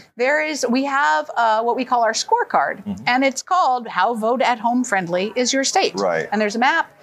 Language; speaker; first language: English; native; English